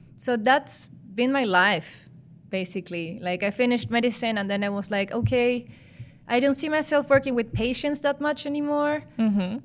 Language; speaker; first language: English; non-native, fluent; Spanish